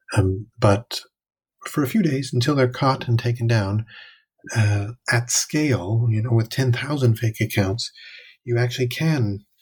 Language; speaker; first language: English; native; English